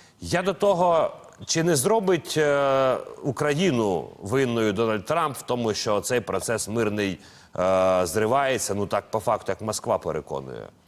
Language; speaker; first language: Ukrainian; native; Ukrainian